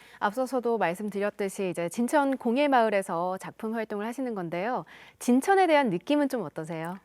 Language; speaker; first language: Korean; native; Korean